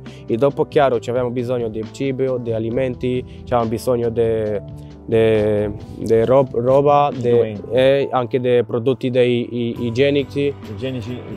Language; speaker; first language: Italian; non-native, learner; Romanian